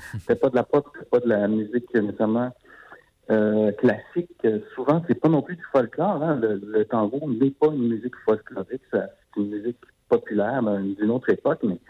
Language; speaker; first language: French; native; French